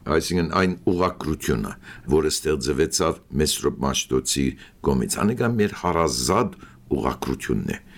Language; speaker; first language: Armenian; early bilingual, heritage; Armenian